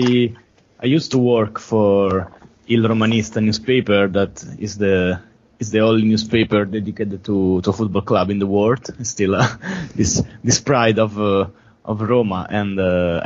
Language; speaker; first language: English; non-native, fluent; Italian